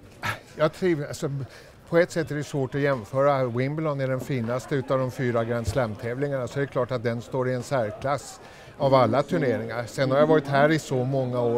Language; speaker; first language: Swedish; native; Swedish